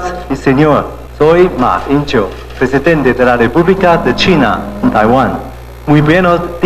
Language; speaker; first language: Spanish; non-native, learner; Chinese